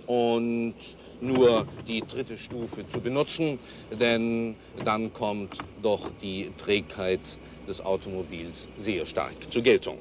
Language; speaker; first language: German; native; German